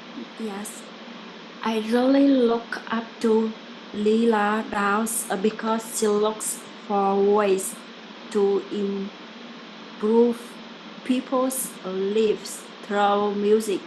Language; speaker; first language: English; non-native, learner; Vietnamese